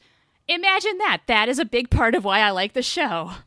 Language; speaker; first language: English; native; English